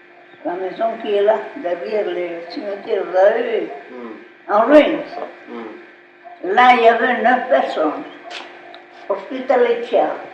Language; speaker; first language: French; non-native, local second language; Basque